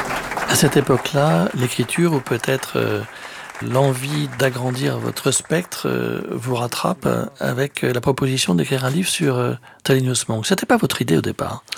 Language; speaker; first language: French; native; French